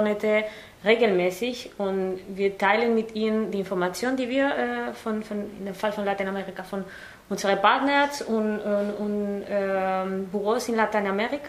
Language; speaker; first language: German; non-native, fluent; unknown